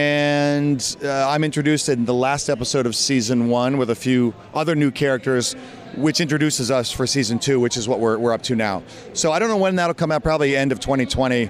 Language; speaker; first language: English; native; English